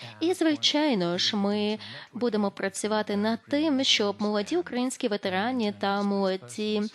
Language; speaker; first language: Ukrainian; non-native, fluent; Lithuanian